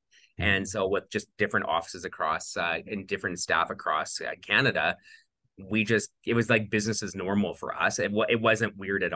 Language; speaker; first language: English; native; English